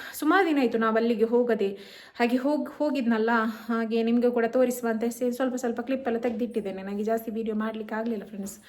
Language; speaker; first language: Kannada; non-native, local second language; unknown